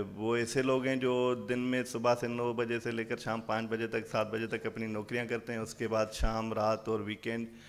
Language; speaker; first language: Urdu; non-native, local second language; Sindhi